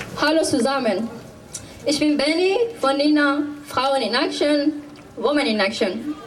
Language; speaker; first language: German; non-native, fluent; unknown